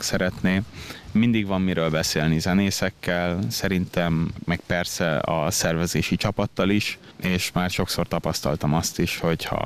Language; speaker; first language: Hungarian; native; Hungarian